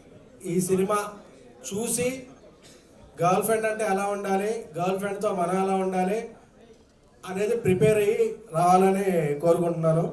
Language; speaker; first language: Telugu; native; Telugu